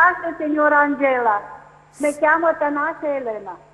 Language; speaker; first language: Italian; non-native, learner; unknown